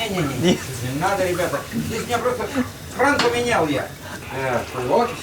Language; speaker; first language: Russian; native; Russian